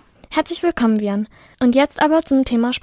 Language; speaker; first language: German; native; German